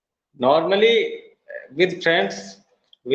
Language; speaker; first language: English; non-native, learner; Hindi